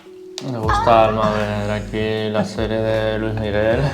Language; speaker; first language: Spanish; native; Spanish